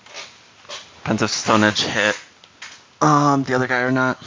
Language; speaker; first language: English; native; English